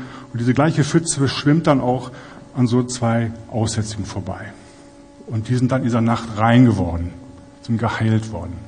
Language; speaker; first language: German; native; German